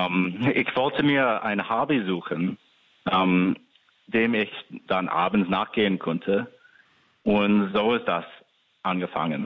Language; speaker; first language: German; non-native, fluent; English